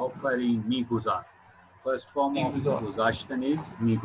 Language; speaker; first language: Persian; non-native, fluent; Urdu